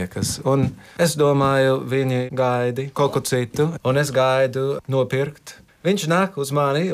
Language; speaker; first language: Latvian; non-native, learner; English